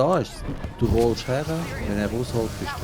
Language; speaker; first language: German; native; German